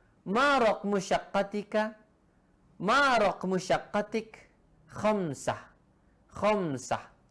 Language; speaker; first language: Arabic; non-native, fluent; Indonesian